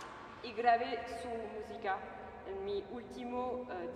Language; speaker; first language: Spanish; non-native, fluent; French